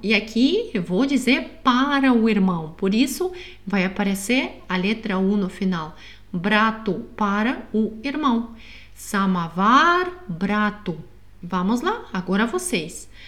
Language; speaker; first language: Portuguese; non-native, fluent; Russian